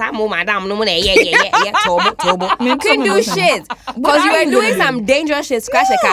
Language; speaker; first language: English; native; English